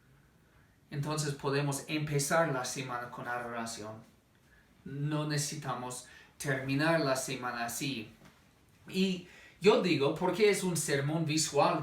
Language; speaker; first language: Spanish; non-native, fluent; English